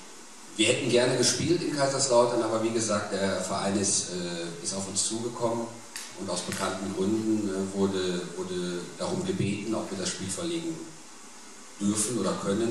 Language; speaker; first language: German; native; German